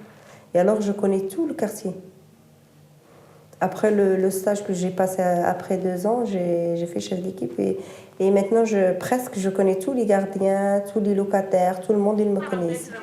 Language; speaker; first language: French; non-native, fluent; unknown